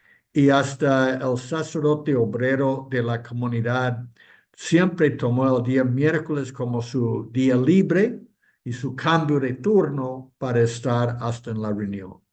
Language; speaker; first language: Spanish; non-native, fluent; English